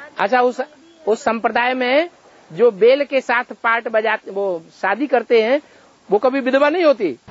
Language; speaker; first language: Hindi; native; Hindi